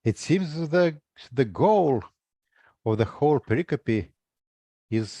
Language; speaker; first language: English; non-native, fluent; Russian